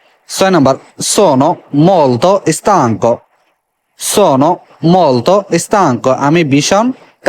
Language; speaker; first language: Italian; non-native, learner; Bangla